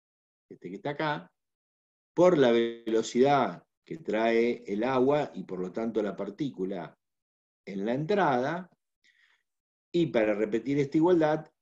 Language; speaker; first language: Spanish; native; Spanish